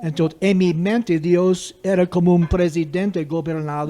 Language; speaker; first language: Spanish; non-native, fluent; English